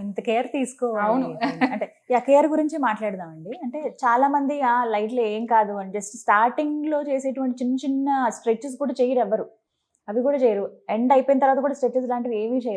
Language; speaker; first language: Telugu; native; Telugu